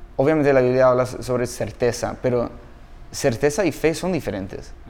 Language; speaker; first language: Spanish; non-native, fluent; English